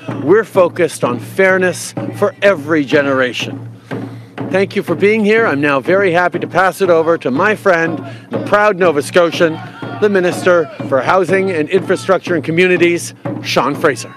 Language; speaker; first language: English; native; English